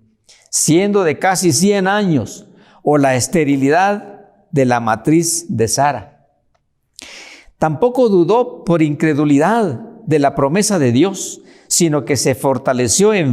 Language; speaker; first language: Spanish; native; Spanish